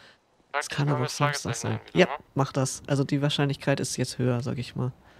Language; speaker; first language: German; native; German